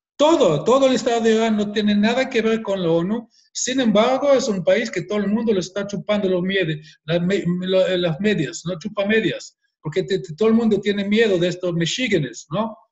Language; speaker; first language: Spanish; non-native, fluent; Hebrew